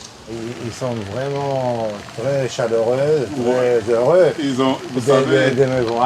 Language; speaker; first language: French; non-native, learner; Hebrew